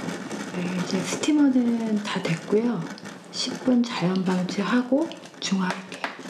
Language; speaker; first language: Korean; native; Korean